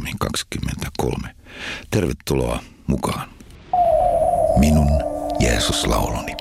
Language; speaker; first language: Finnish; native; Finnish